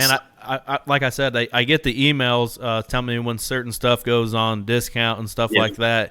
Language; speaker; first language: English; native; English